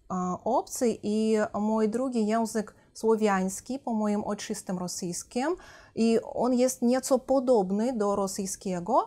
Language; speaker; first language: Polish; non-native, fluent; Russian